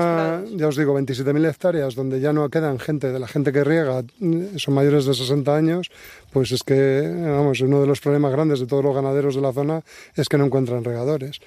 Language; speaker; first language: Spanish; native; Spanish